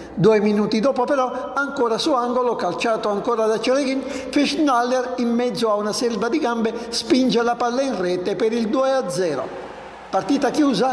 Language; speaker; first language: Italian; native; Italian